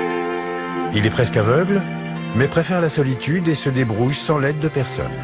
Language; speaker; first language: French; native; French